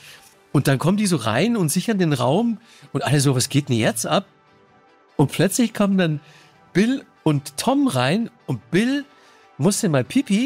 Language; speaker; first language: German; native; German